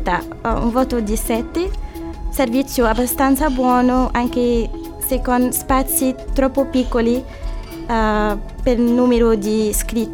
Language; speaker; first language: Italian; non-native, fluent; Arabic